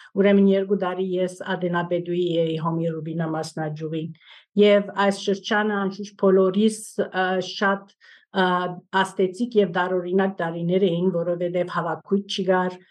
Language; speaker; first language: Armenian; native; Armenian